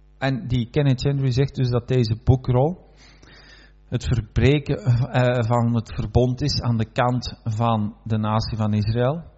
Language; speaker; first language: Dutch; native; Dutch